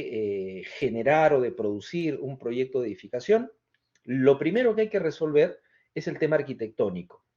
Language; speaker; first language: Spanish; native; Spanish